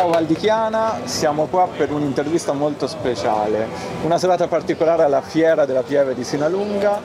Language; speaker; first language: Italian; native; Italian